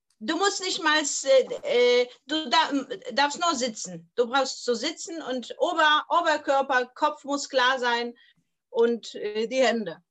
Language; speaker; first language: German; non-native, fluent; Polish